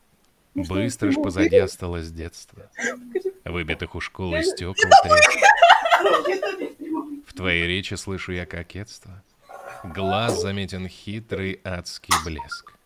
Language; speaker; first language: Russian; native; Russian